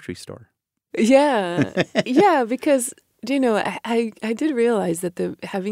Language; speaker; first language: English; non-native, fluent; Spanish